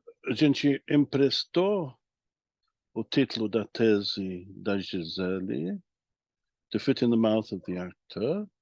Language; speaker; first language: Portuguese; non-native, fluent; English